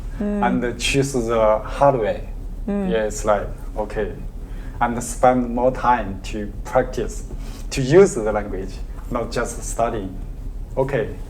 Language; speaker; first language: English; non-native, learner; Chinese